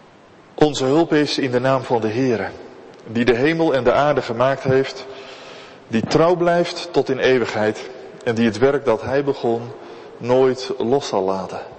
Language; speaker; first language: Dutch; native; Dutch